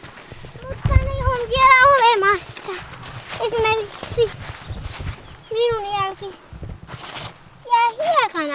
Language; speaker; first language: Finnish; early bilingual, heritage; Finnish